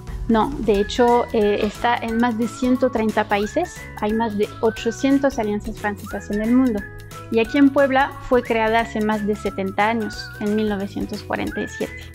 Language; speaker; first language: Spanish; non-native, fluent; French